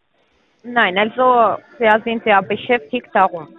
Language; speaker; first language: German; non-native, learner; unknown